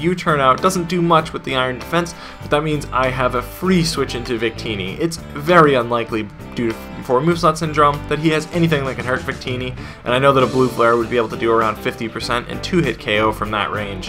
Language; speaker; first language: English; native; English